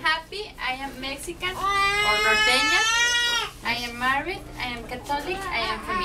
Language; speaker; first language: English; non-native, learner; Spanish